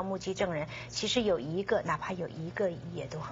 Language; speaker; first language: Chinese; native; Chinese